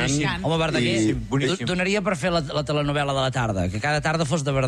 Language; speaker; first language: Catalan; native; Catalan